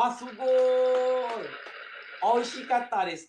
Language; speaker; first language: Japanese; non-native, fluent; Malay